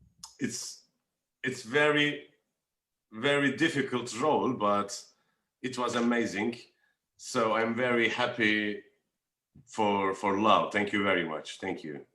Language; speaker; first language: English; non-native, fluent; Turkish